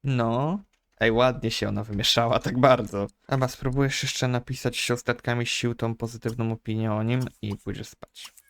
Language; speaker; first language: Polish; native; Polish